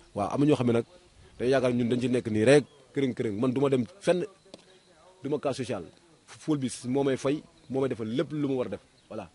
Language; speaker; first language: Wolof; native; Wolof